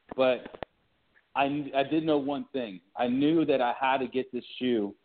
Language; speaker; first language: English; native; English